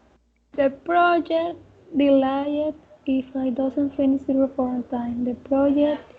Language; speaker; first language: English; non-native, learner; Spanish